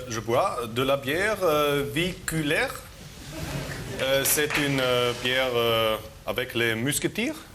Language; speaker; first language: French; non-native, learner; German